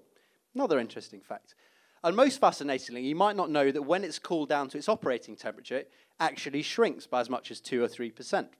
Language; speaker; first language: English; native; English